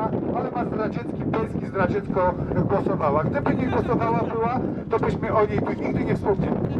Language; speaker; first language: Polish; native; Polish